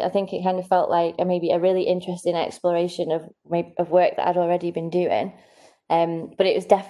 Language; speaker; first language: English; native; English